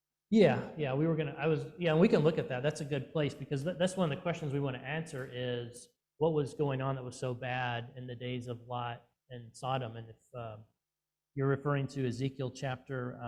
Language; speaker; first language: English; native; English